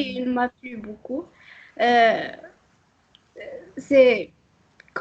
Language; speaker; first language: French; non-native, local second language; Arabic